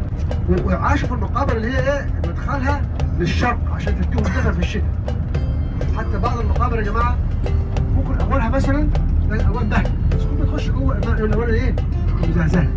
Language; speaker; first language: Arabic; native; Arabic